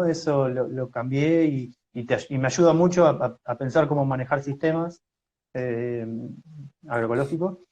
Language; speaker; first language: Spanish; native; Spanish